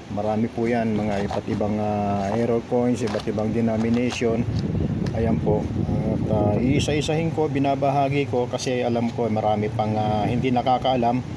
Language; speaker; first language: Filipino; non-native, local second language; Cebuano